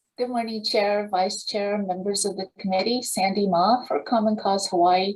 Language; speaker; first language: English; native; English